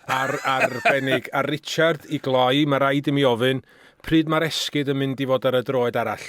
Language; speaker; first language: Welsh; native; Welsh